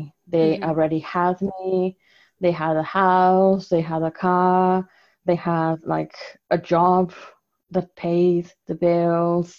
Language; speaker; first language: English; non-native, fluent; Spanish